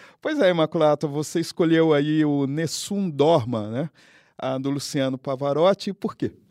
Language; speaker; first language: Portuguese; native; Portuguese